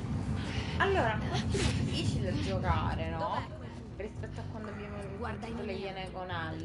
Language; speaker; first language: Italian; native; Italian